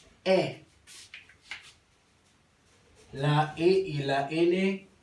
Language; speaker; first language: Spanish; non-native, learner; Haitian Creole